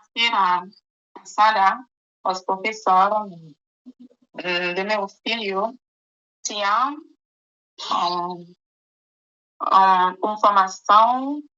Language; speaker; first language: Portuguese; non-native, learner; Haitian Creole